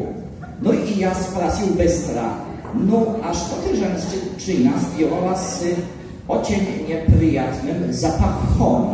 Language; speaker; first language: Russian; non-native, learner; Polish